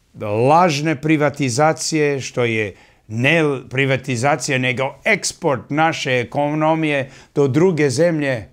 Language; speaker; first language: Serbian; early bilingual, heritage; English